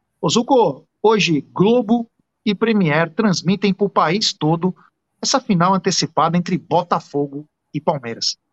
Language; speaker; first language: Portuguese; native; Portuguese